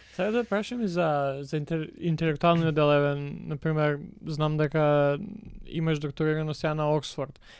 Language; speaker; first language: Macedonian; native; Macedonian